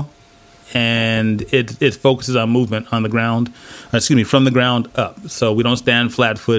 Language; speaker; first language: English; native; English